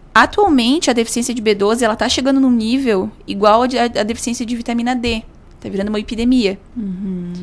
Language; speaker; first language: Portuguese; native; Portuguese